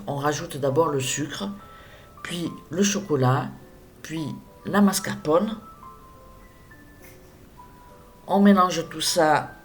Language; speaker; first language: French; native; French